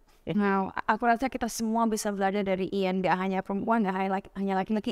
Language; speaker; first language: Indonesian; native; Indonesian